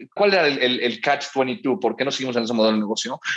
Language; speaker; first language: Spanish; early bilingual, heritage; Spanish